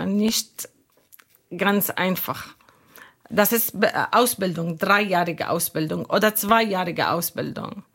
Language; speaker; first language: German; non-native, learner; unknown